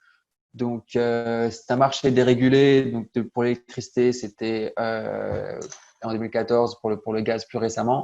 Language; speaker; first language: French; native; French